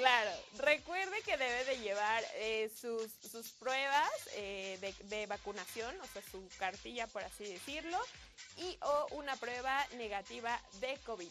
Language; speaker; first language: Spanish; native; Spanish